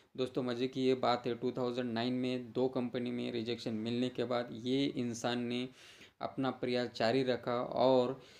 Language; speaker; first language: Hindi; non-native, local second language; Marathi